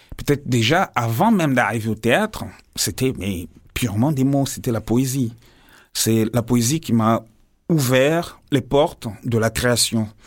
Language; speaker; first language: French; non-native, local second language; Lingala